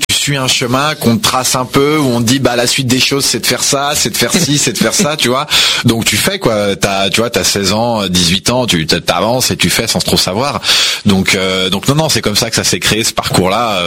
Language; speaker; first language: French; native; French